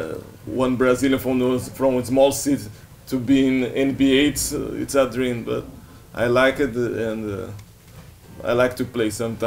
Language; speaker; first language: English; non-native, learner; Portuguese